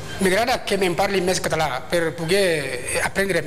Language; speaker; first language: Catalan; non-native, learner; Soninke